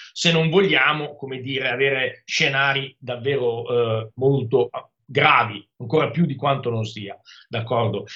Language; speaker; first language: Italian; native; Italian